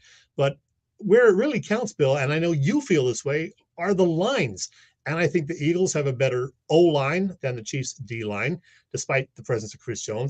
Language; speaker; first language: English; native; English